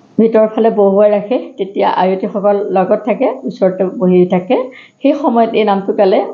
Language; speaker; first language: Assamese; native; Assamese